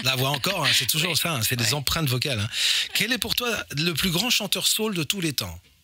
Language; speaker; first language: French; native; French